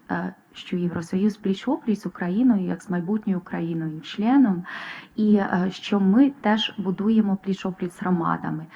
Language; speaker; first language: Ukrainian; non-native, fluent; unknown